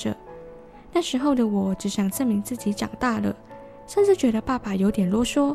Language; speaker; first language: Chinese; native; Chinese